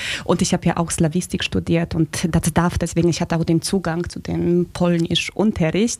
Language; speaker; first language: German; non-native, fluent; Polish